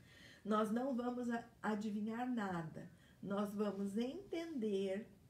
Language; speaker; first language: Portuguese; native; Portuguese